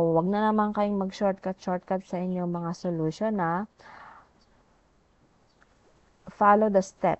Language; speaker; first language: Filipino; native; Filipino